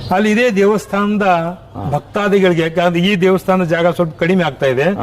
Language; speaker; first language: Kannada; non-native, local second language; Marathi